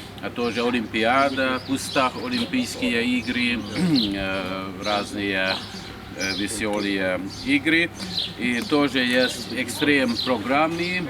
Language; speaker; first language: Russian; non-native, learner; Hungarian